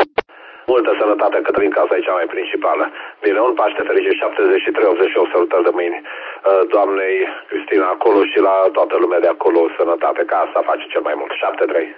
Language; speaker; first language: Romanian; native; Romanian